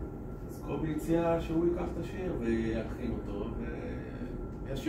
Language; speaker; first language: Hebrew; native; Hebrew